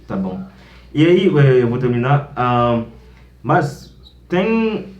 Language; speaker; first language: Portuguese; non-native, learner; Haitian Creole